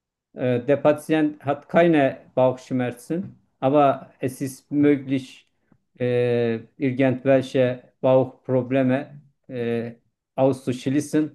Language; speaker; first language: German; non-native, learner; Turkish